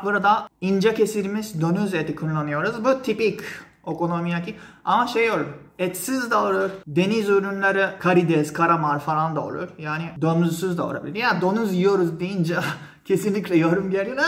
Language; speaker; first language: Turkish; non-native, fluent; Japanese